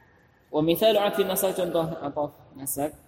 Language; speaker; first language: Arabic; non-native, fluent; Indonesian